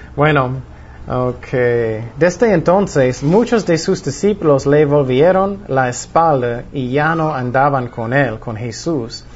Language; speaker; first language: Spanish; non-native, fluent; English